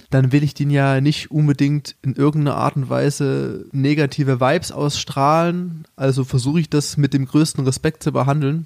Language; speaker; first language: German; native; German